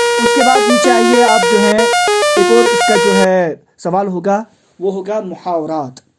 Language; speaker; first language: Urdu; non-native, local second language; Kashmiri